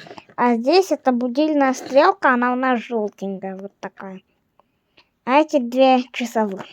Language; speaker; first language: Russian; non-native, fluent; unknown